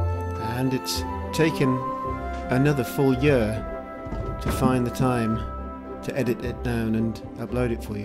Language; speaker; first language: English; native; English